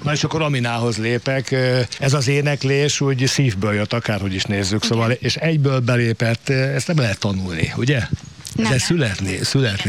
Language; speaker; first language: Hungarian; native; Hungarian